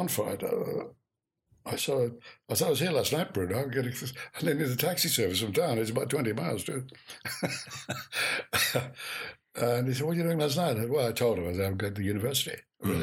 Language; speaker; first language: English; native; English